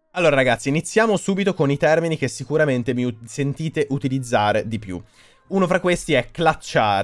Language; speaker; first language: Italian; native; Italian